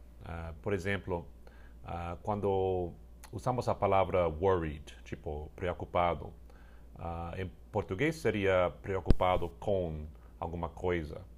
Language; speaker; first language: Portuguese; non-native, fluent; English